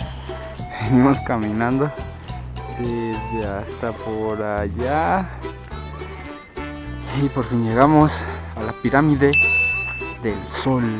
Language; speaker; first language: Spanish; native; Spanish